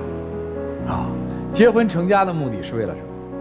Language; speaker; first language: Chinese; native; Chinese